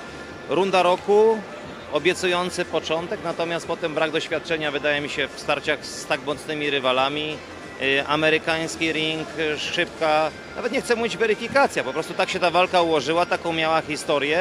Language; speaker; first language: Polish; native; Polish